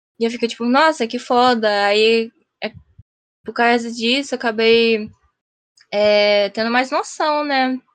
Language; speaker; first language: Portuguese; early bilingual, heritage; Japanese